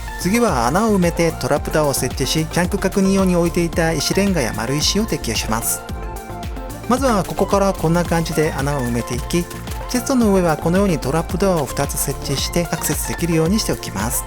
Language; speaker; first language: Japanese; native; Japanese